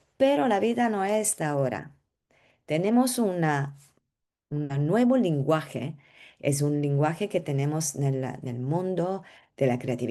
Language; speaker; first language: Spanish; non-native, learner; Italian